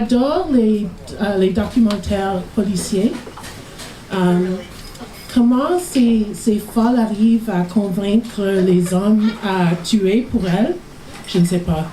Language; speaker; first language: French; non-native, learner; English